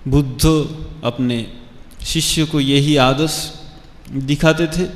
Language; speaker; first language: Hindi; non-native, local second language; Bangla